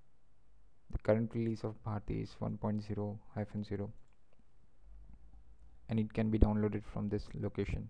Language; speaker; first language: English; non-native, local second language; Marathi